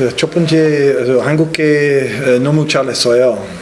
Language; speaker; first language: Korean; non-native, learner; English